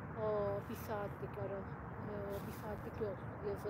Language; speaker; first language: Turkish; native; Turkish